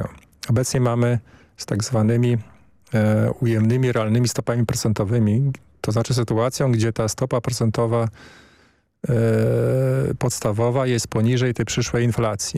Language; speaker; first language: Polish; native; Polish